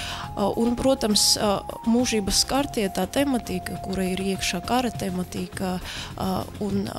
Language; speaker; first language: Latvian; early bilingual, other home language; Georgian